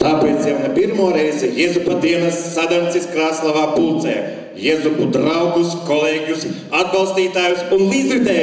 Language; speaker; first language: Latvian; native; Latvian